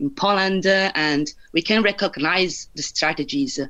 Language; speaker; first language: English; non-native, fluent; Italian